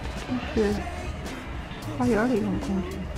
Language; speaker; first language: Chinese; native; Chinese